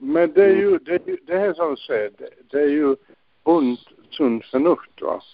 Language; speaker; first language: Swedish; non-native, fluent; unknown